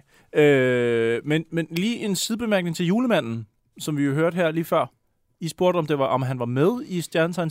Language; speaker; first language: Danish; native; Danish